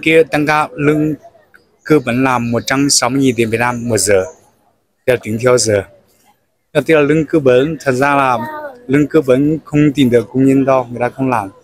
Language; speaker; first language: Vietnamese; non-native, learner; Chinese